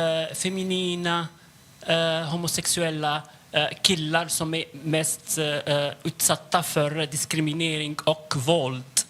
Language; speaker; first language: Swedish; non-native, fluent; Arabic